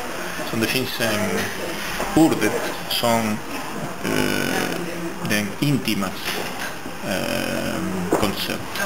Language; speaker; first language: Swedish; non-native, learner; French